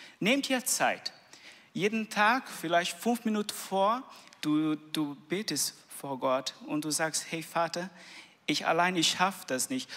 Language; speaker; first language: German; non-native, learner; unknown